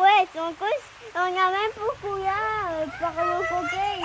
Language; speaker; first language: French; native; French